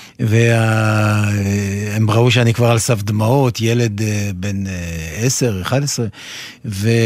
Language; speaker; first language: Hebrew; non-native, fluent; French